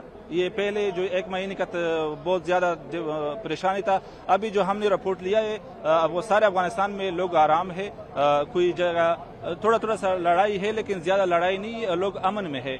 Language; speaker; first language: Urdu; non-native, learner; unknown